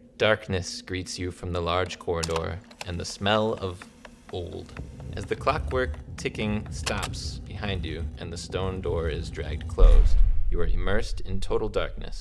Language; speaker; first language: English; native; English